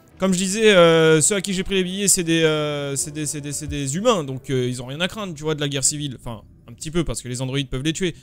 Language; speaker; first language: French; native; French